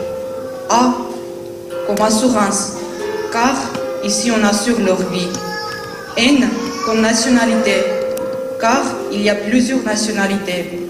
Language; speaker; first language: French; non-native, learner; Armenian